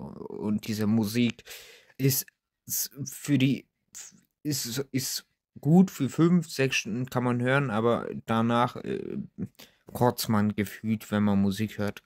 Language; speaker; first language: German; early bilingual, other home language; Turkish